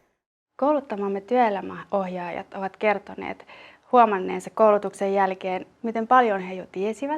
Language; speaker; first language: Finnish; native; Finnish